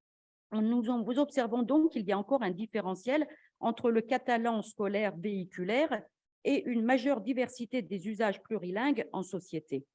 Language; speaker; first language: French; native; French